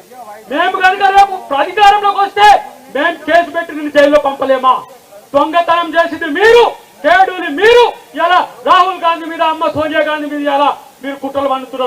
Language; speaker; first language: Telugu; native; Telugu